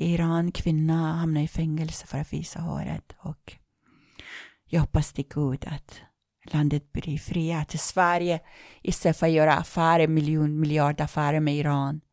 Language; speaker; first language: Swedish; non-native, fluent; Persian